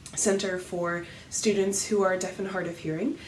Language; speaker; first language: English; native; English